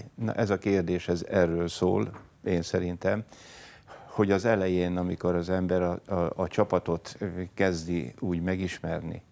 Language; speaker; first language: Hungarian; native; Hungarian